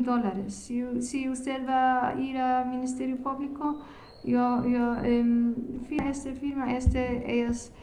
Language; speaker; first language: Spanish; non-native, learner; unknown